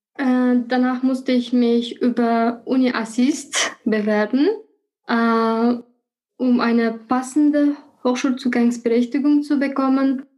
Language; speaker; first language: German; non-native, fluent; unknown